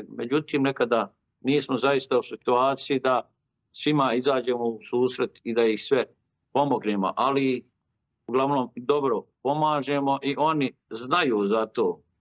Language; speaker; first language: Bosnian; native; Bosnian